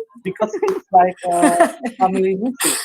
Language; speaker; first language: English; non-native, learner; Indonesian